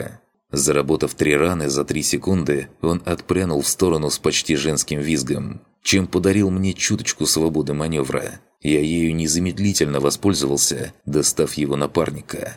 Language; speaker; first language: Russian; native; Russian